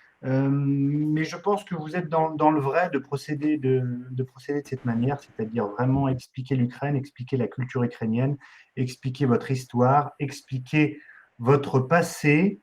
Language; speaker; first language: French; native; French